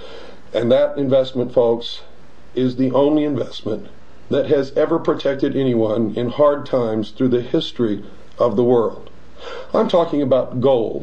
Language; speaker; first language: English; native; English